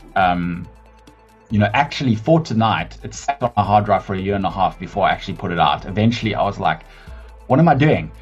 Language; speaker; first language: English; native; English